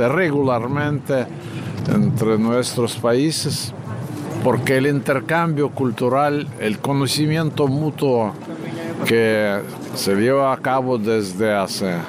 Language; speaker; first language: Spanish; non-native, fluent; Russian